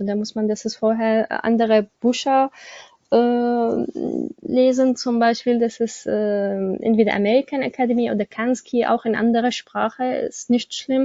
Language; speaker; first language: German; non-native, learner; Arabic